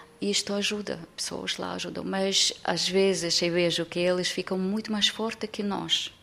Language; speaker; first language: Portuguese; non-native, fluent; Ukrainian